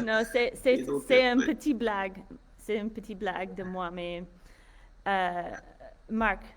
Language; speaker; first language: French; non-native, fluent; English